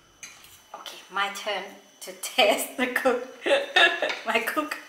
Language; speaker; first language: English; non-native, learner; Thai